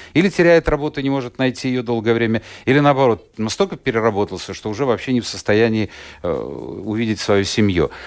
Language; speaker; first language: Russian; native; Russian